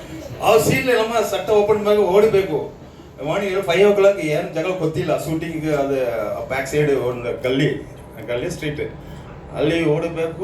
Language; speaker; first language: Kannada; non-native, learner; Tamil